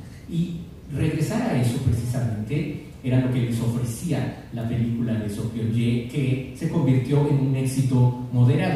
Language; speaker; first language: Spanish; native; Spanish